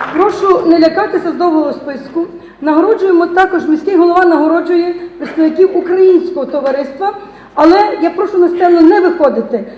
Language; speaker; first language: Ukrainian; native; Ukrainian